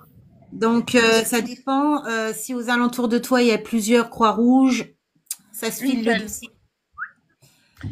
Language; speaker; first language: French; native; French